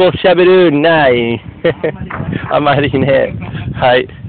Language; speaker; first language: Japanese; non-native, learner; English